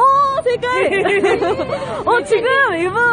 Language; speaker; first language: Japanese; native; Japanese